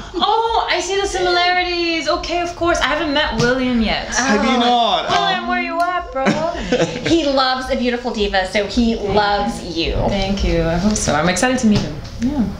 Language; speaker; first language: English; non-native, fluent; Portuguese